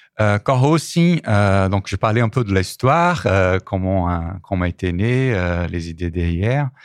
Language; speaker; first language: French; non-native, fluent; Portuguese